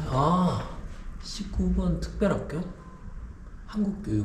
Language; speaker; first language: Korean; native; Korean